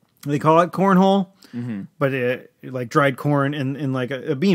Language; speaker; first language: English; native; English